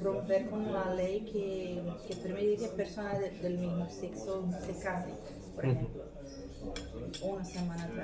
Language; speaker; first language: Spanish; non-native, fluent; Portuguese